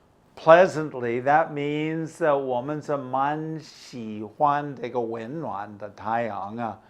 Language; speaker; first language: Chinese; non-native, fluent; English